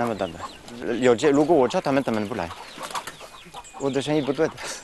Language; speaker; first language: Chinese; non-native, learner; French